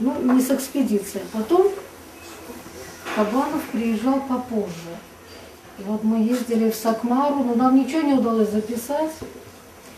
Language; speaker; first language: Russian; native; Russian